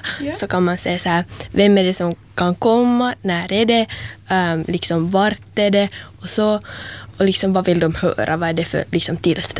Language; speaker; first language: Swedish; native; Swedish